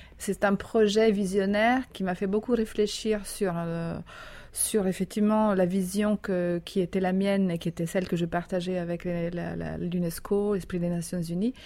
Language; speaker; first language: French; non-native, fluent; Italian